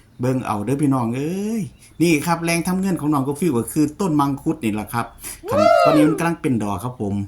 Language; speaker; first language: Thai; non-native, local second language; Lao